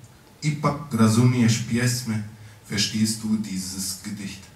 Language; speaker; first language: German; early bilingual, other home language; Croatian